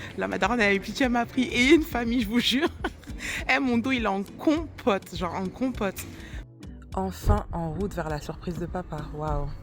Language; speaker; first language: French; native; French